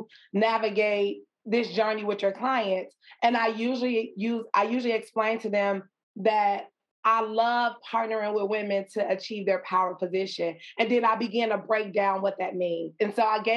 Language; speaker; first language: English; native; English